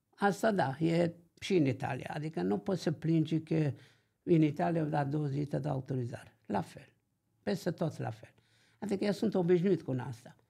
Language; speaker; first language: Romanian; non-native, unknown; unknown